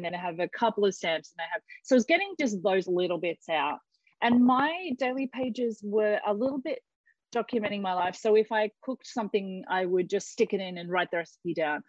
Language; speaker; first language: English; native; English